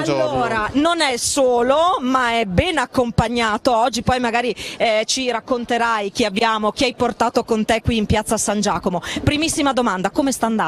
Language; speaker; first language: Italian; native; Italian